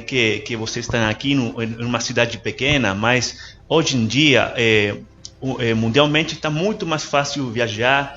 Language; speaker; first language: Portuguese; non-native, learner; Spanish